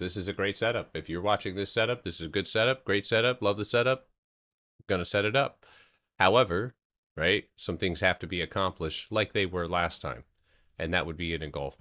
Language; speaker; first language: English; native; English